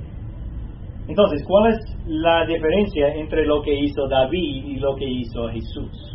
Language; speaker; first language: Spanish; non-native, fluent; English